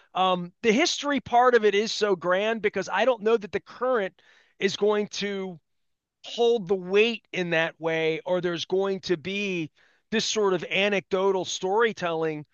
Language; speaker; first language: English; native; English